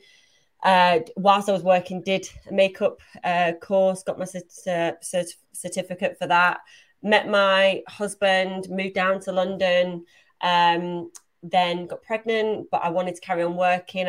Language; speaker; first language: English; native; English